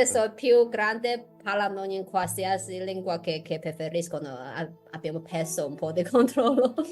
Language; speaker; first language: Italian; non-native, fluent; Chinese